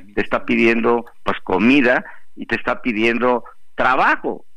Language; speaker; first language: Spanish; native; Spanish